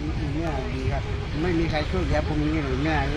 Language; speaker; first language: Thai; native; Thai